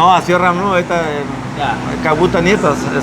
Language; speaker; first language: Russian; non-native, learner; Spanish